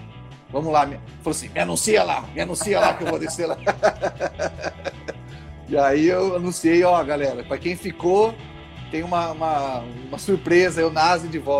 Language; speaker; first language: Portuguese; native; Portuguese